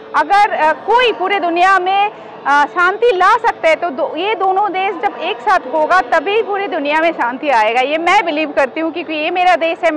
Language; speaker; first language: Hindi; native; Hindi